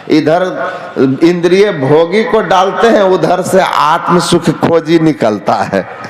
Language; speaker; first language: Hindi; native; Hindi